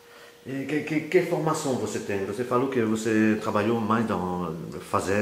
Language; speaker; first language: Portuguese; non-native, fluent; French